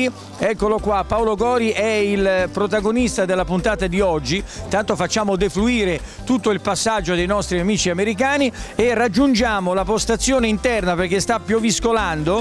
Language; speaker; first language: Italian; native; Italian